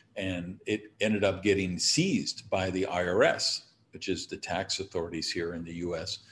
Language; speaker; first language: English; native; English